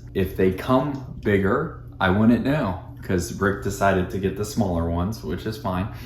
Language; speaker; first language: English; native; English